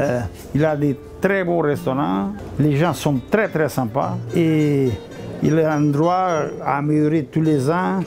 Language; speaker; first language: French; non-native, fluent; Portuguese